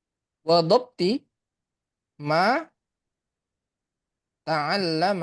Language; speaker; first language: Arabic; non-native, fluent; Indonesian